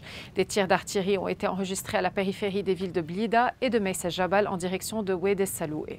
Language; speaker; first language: French; non-native, local second language; Arabic